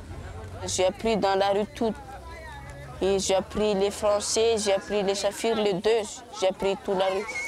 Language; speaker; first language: French; non-native, learner; Malagasy